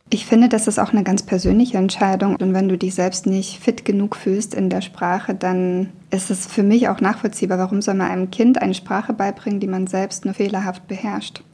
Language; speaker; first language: German; early bilingual, other home language; Russian